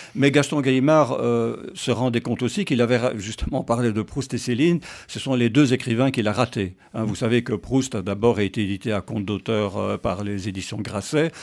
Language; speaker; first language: French; native; French